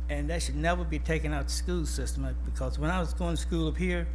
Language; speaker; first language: English; native; English